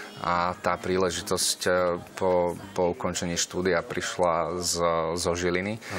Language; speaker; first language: Slovak; non-native, local second language; Hungarian